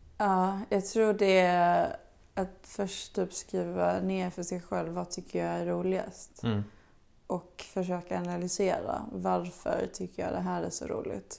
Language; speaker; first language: Swedish; early bilingual, other home language; Bosnian